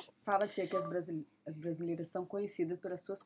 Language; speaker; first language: Portuguese; native; Portuguese